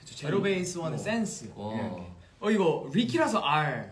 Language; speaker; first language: Korean; native; Korean